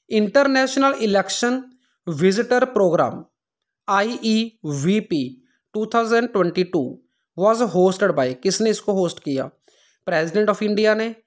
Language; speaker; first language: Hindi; non-native, local second language; Punjabi